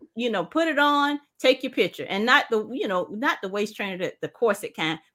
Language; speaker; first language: English; native; English